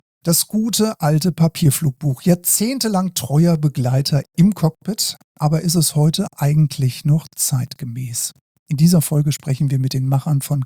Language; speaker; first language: German; native; German